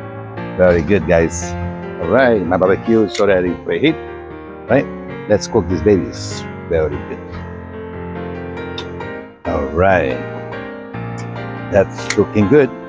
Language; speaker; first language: English; non-native, fluent; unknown